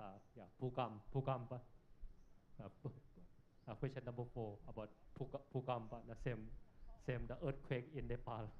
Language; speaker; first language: English; non-native, learner; Thai